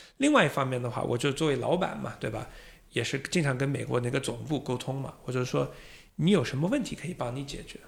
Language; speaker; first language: Chinese; non-native, fluent; English